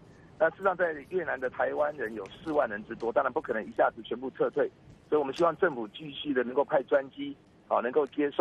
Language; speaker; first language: Chinese; native; Chinese